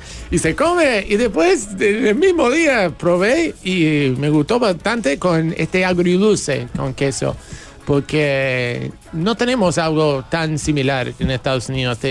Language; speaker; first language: Spanish; non-native, fluent; English